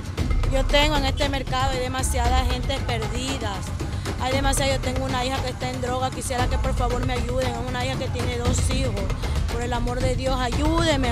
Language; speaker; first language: Spanish; native; Spanish